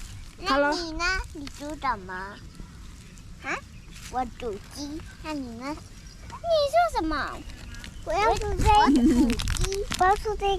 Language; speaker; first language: Chinese; early bilingual, heritage; Chinese